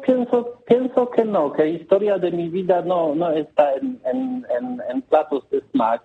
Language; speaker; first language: Spanish; non-native, learner; Polish